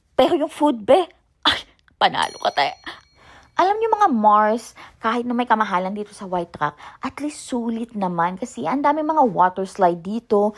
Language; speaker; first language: Filipino; native; Filipino